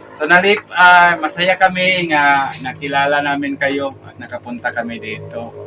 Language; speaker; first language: Filipino; non-native, local second language; Cebuano